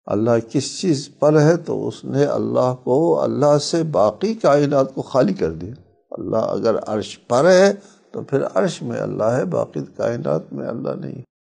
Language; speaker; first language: Urdu; non-native, local second language; Balti